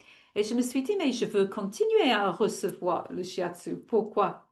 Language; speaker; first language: French; non-native, fluent; English